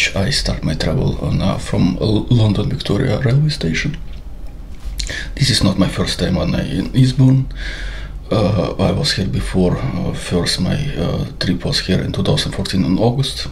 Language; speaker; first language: English; non-native, learner; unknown